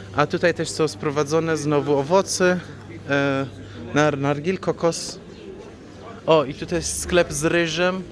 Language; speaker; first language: Polish; non-native, fluent; Persian